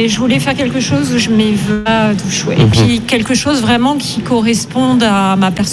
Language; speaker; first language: French; native; French